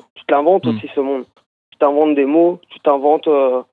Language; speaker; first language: French; native; French